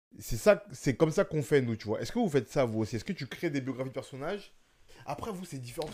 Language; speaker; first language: French; native; French